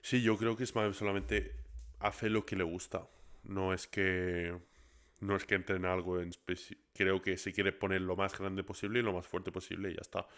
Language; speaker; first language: Spanish; early bilingual, other home language; English